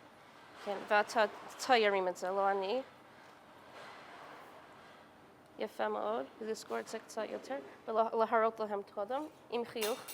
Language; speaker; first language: Hebrew; non-native, learner; English